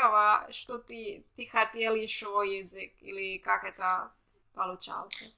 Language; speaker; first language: Russian; non-native, learner; German